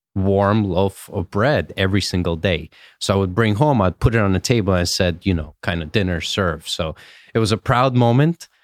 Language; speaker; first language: English; early bilingual, other home language; Russian